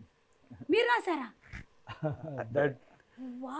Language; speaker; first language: Telugu; native; Telugu